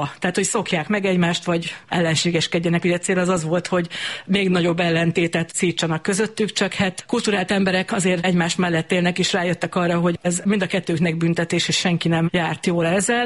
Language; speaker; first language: Hungarian; native; Hungarian